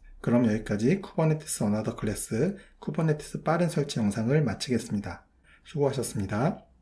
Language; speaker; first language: Korean; native; Korean